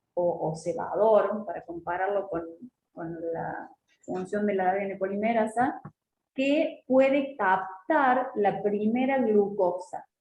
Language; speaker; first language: Spanish; native; Spanish